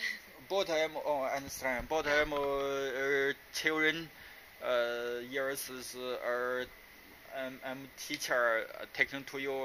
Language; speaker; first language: English; non-native, learner; Chinese